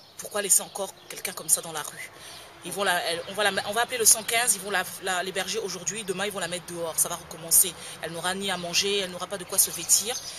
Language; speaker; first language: French; native; French